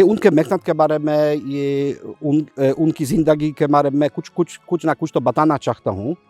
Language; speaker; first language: Hindi; non-native, fluent; Polish